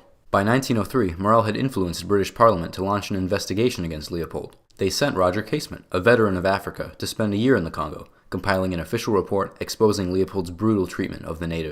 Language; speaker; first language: English; native; English